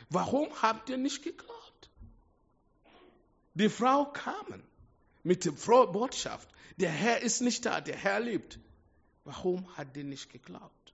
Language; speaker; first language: German; non-native, fluent; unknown